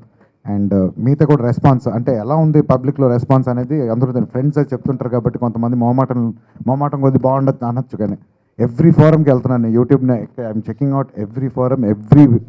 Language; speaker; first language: Telugu; native; Telugu